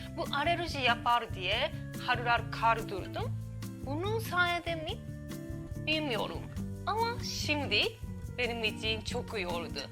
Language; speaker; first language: Turkish; non-native, learner; Japanese